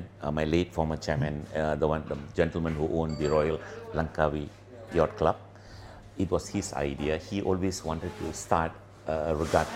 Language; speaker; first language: English; non-native, local second language; Tamil